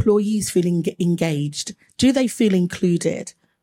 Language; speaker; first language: English; native; English